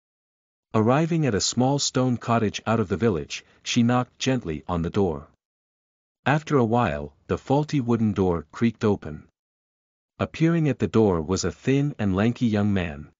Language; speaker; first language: English; native; English